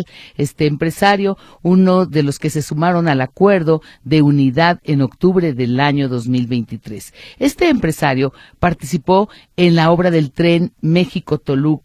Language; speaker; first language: Spanish; native; Spanish